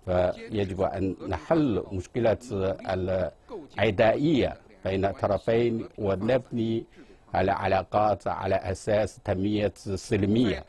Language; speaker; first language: Arabic; non-native, fluent; Chinese